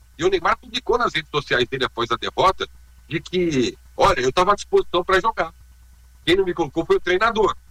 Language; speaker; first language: Portuguese; native; Portuguese